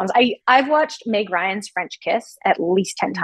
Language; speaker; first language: English; native; English